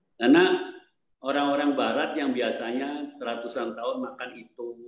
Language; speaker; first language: Indonesian; native; Indonesian